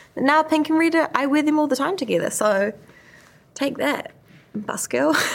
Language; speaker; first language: English; native; English